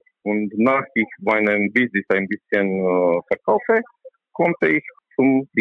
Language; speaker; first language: German; non-native, learner; Romanian